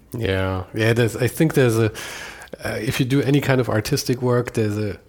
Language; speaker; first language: English; non-native, fluent; German